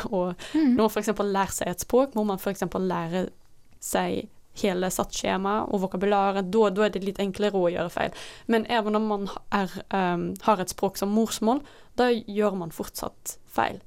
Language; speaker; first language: Norwegian; non-native, fluent; Dutch